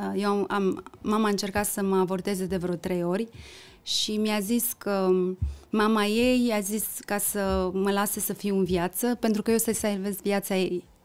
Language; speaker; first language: Romanian; early bilingual, heritage; Romanian